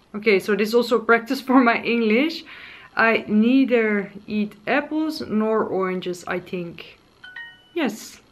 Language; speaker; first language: English; non-native, fluent; Dutch